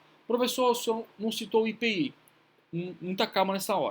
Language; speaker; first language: Portuguese; native; Portuguese